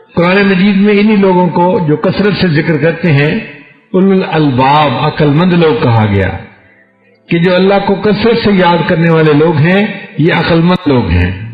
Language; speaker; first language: Urdu; non-native, local second language; Punjabi